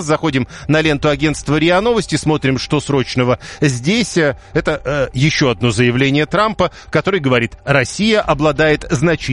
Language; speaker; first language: Russian; native; Russian